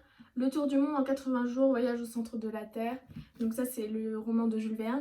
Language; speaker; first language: French; native; French